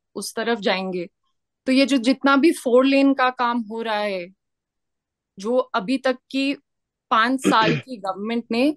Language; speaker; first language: Hindi; native; Hindi